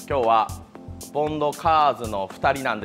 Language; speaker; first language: Japanese; native; Japanese